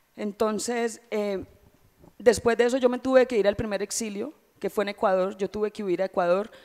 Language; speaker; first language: Spanish; native; Spanish